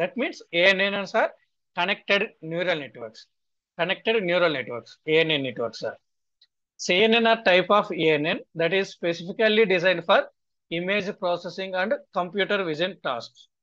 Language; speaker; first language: English; non-native, local second language; Telugu